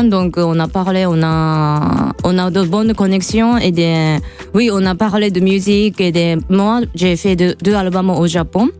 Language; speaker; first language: French; non-native, fluent; Japanese